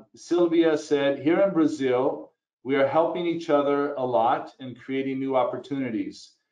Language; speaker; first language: English; native; English